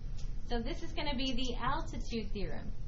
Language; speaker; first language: English; native; English